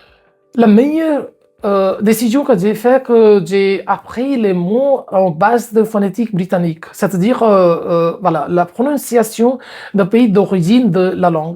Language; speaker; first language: French; non-native, fluent; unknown